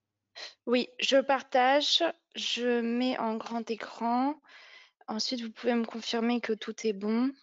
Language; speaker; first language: French; native; French